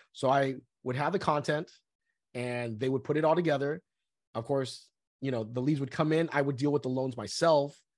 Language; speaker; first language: English; early bilingual, other home language; Vietnamese